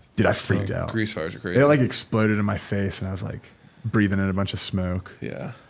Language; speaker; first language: English; native; English